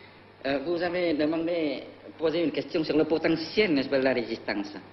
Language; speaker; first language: French; non-native, local second language; Vietnamese